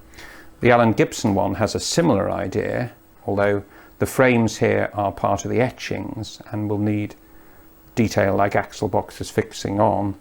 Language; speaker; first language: English; native; English